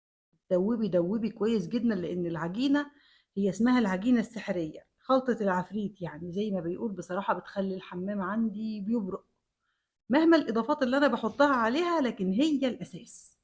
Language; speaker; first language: Arabic; native; Arabic